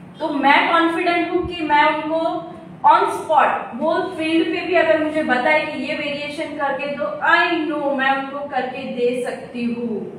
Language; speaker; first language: Hindi; non-native, local second language; Gujarati